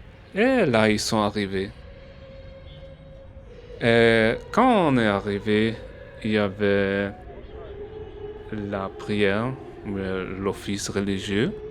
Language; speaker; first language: French; early bilingual, heritage; French